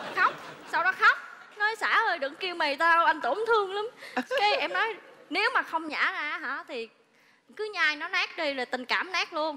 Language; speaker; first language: Vietnamese; native; Vietnamese